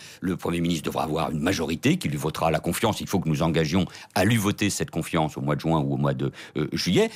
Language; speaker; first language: French; early bilingual, other home language; Catalan